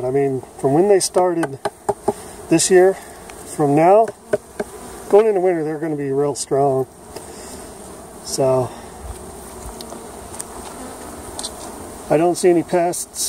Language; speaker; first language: English; native; English